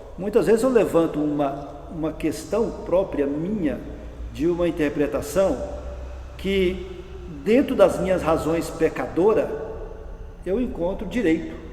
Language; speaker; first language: Portuguese; native; Portuguese